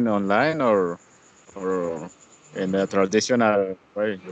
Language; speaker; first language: English; non-native, learner; Spanish